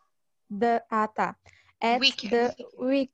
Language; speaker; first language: English; non-native, learner; Portuguese